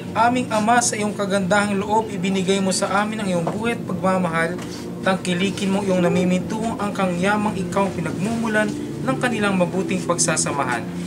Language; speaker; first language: Filipino; non-native, local second language; Hiligaynon